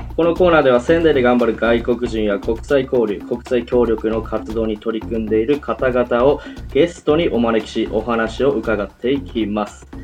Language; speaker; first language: Japanese; native; Japanese